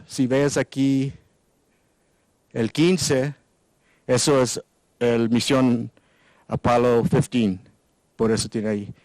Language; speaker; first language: Spanish; non-native, learner; English